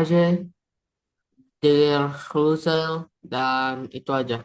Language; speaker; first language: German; non-native, learner; Indonesian